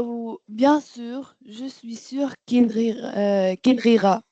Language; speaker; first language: French; non-native, learner; Arabic